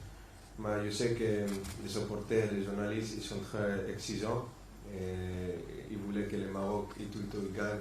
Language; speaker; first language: French; non-native, fluent; Spanish